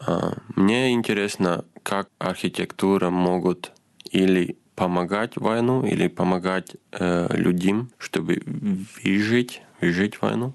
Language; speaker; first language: Russian; non-native, fluent; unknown